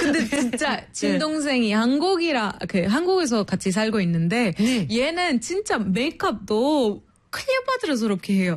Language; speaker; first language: Korean; non-native, fluent; Arabic